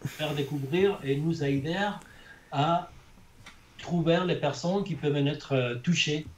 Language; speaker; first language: French; non-native, fluent; Spanish